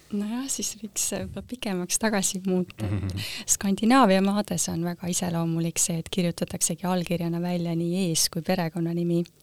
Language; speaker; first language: Estonian; native; Estonian